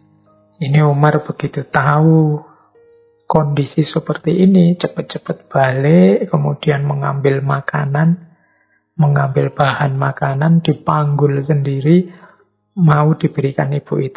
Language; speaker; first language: Indonesian; native; Indonesian